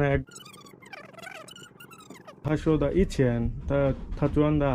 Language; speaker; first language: Chinese; non-native, learner; Bangla